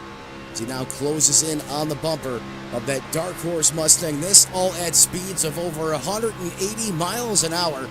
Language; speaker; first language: English; native; English